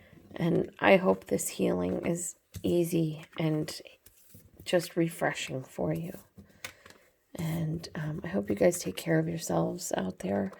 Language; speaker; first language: English; native; English